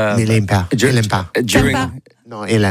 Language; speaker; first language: French; non-native, learner; English